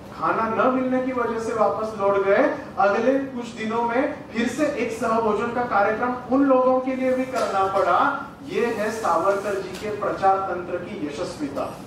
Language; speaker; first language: Hindi; non-native, local second language; Marathi